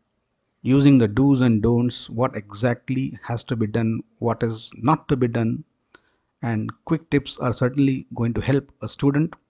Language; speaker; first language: English; non-native, local second language; Marathi